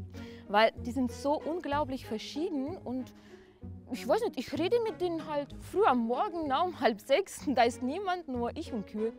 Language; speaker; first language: German; non-native, fluent; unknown